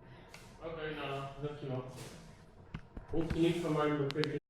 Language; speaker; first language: Dutch; native; Dutch